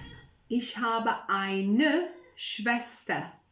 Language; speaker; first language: German; non-native, fluent; English